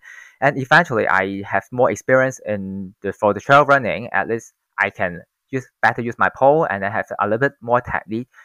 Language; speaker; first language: English; non-native, local second language; Cantonese